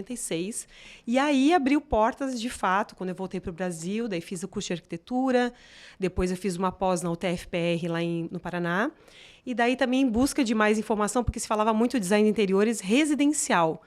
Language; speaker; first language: Portuguese; native; Portuguese